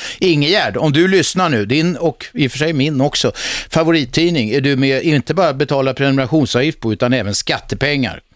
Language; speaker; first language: Swedish; native; Swedish